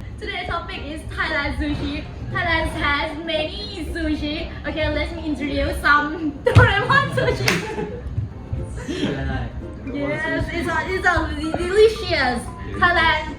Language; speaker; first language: English; non-native, learner; Thai